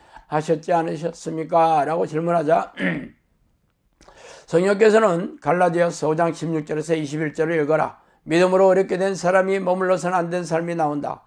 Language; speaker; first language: Korean; native; Korean